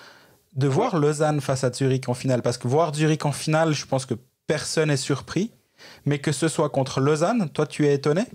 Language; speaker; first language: French; native; French